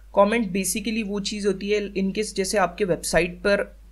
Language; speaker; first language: Hindi; native; Hindi